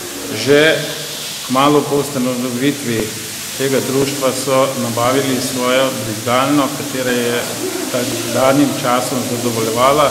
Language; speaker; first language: Slovenian; native; Slovenian